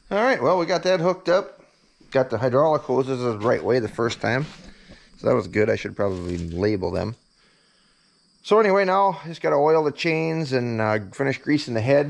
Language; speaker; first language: English; native; English